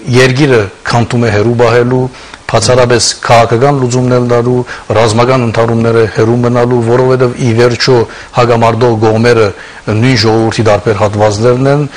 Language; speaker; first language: Armenian; early bilingual, heritage; Armenian